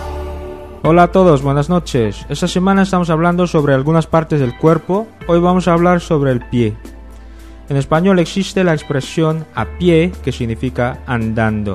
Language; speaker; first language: Spanish; non-native, fluent; Filipino